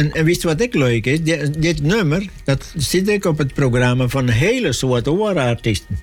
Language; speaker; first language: Dutch; non-native, local second language; Western Frisian